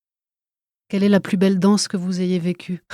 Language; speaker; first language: French; native; French